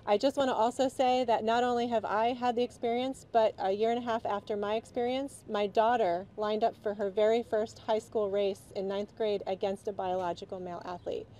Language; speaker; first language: English; native; English